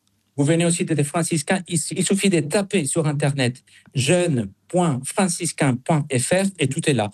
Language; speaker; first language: French; non-native, fluent; Spanish